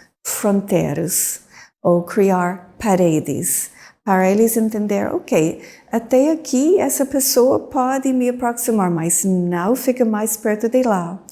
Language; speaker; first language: Portuguese; non-native, fluent; English